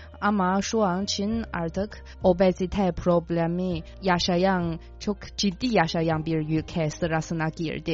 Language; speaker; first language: Turkish; non-native, fluent; Chinese